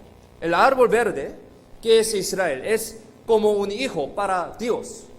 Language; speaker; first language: Spanish; non-native, fluent; Korean